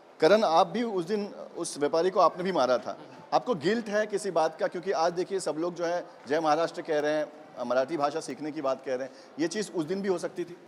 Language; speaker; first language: Hindi; native; Hindi